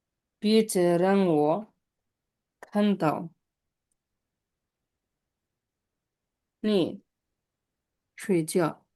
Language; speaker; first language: Chinese; non-native, fluent; Bangla